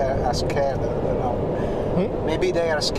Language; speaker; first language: English; non-native, learner; Italian